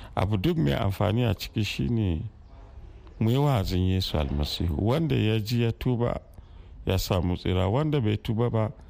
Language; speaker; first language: Hausa; non-native, local second language; Fula